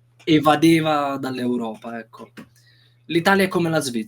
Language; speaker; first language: Italian; non-native, fluent; Romanian